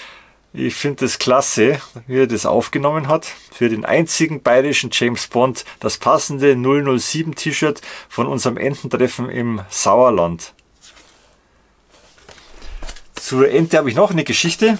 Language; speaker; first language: German; native; German